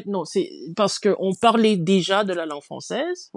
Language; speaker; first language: French; non-native, fluent; English